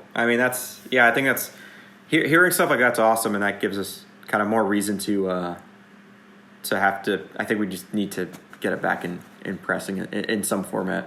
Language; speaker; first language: English; native; English